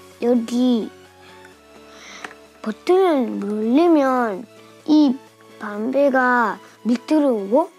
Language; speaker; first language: Korean; early bilingual, other home language; Russian